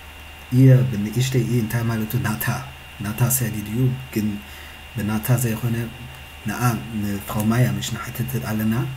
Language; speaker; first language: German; non-native, fluent; Tigrinya